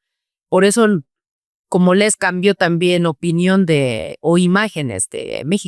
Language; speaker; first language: Spanish; non-native, fluent; Korean